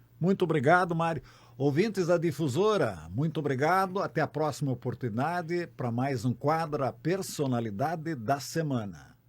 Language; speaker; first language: Portuguese; native; Portuguese